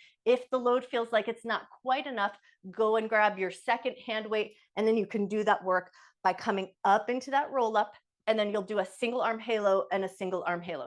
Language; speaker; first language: English; native; English